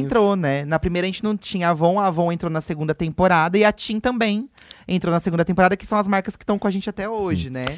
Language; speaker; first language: Portuguese; native; Portuguese